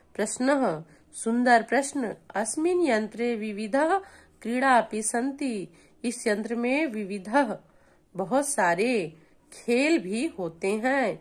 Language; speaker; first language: Hindi; native; Hindi